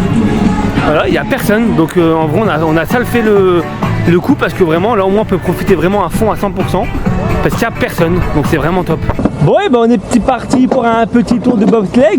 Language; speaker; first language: French; native; French